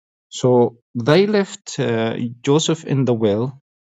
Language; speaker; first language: English; non-native, fluent; Arabic